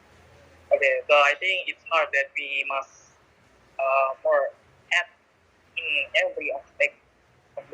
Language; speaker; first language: English; non-native, learner; Indonesian